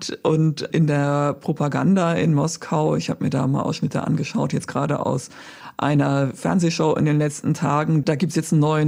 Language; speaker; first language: German; native; German